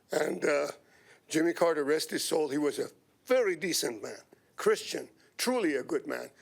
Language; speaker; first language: English; non-native, fluent; Persian